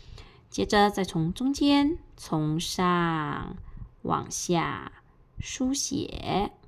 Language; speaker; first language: Chinese; native; Chinese